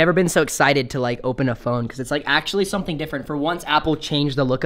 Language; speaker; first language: English; native; English